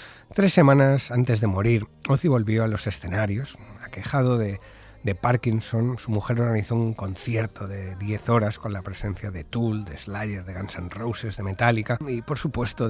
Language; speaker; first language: Spanish; native; Spanish